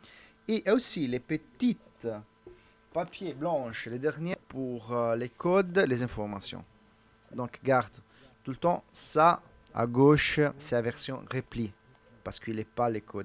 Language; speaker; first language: French; non-native, learner; Italian